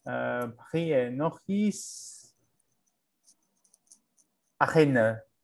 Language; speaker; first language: French; non-native, learner; English